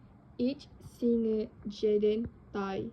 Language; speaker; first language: German; non-native, learner; Indonesian